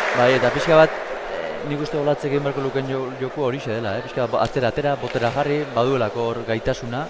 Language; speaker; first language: Basque; native; Basque